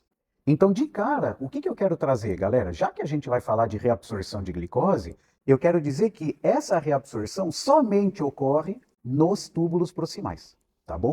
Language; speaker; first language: Portuguese; native; Portuguese